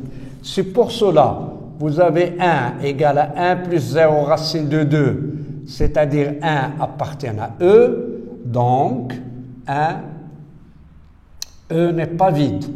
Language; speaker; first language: French; non-native, local second language; Arabic